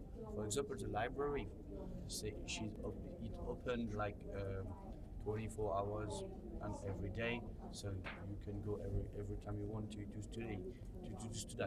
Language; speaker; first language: English; non-native, learner; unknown